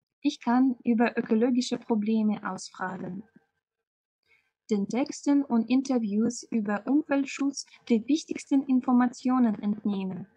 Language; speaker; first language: German; non-native, fluent; Russian